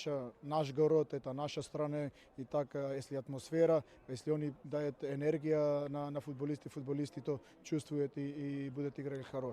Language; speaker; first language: Russian; non-native, learner; Serbian